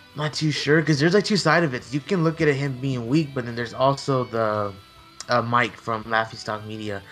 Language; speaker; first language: English; native; English